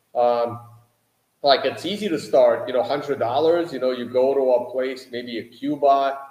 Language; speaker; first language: English; native; English